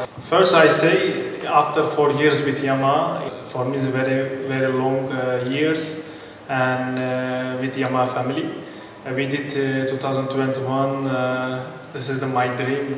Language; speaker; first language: English; non-native, learner; Turkish